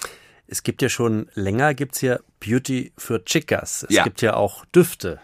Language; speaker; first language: German; native; German